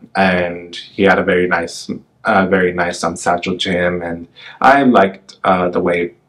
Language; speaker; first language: English; native; English